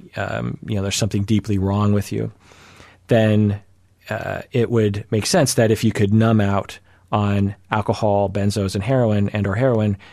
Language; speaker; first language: English; early bilingual, other home language; Japanese